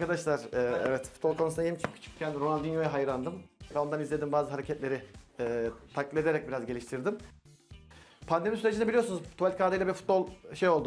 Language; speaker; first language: Turkish; native; Turkish